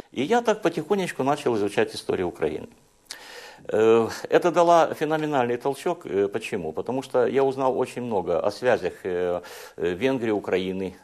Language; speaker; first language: Russian; non-native, local second language; Hungarian